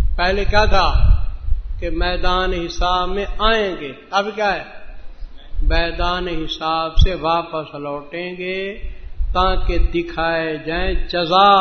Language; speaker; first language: Urdu; native; Urdu